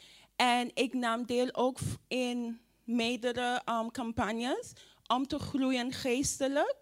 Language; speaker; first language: Dutch; non-native, fluent; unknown